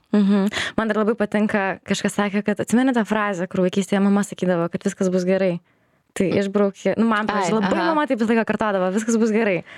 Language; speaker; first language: Lithuanian; native; Lithuanian